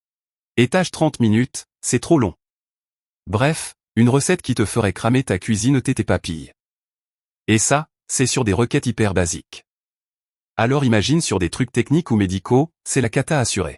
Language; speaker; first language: French; native; French